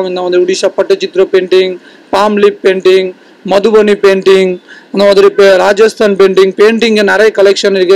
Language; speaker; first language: Tamil; non-native, fluent; Bangla